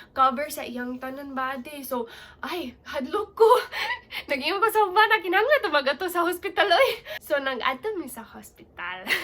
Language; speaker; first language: Cebuano; non-native, local second language; English